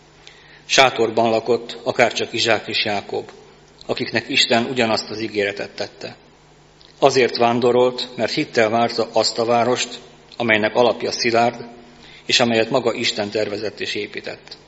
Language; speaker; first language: Hungarian; native; Hungarian